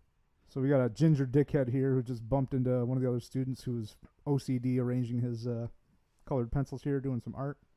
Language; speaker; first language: English; native; English